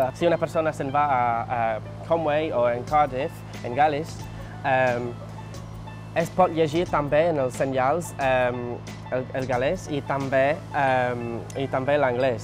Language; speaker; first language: Catalan; non-native, fluent; English